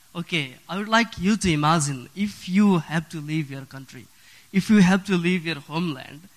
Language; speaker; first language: English; non-native, fluent; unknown